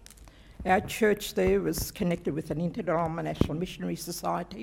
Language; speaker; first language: English; native; English